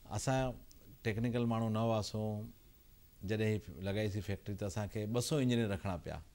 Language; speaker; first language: Sindhi; early bilingual, heritage; Sindhi